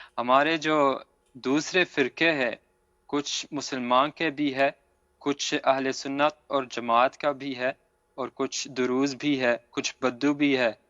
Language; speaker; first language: Urdu; non-native, fluent; Arabic